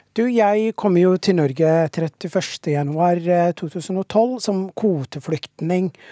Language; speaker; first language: Norwegian; non-native, fluent; Somali